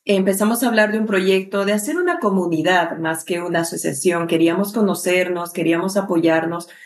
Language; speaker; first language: Spanish; native; Spanish